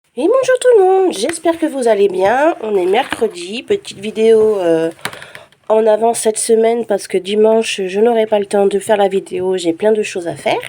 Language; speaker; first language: French; native; French